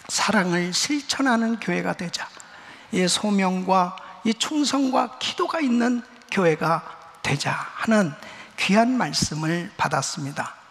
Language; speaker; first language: Korean; native; Korean